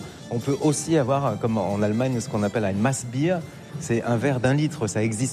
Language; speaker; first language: French; native; French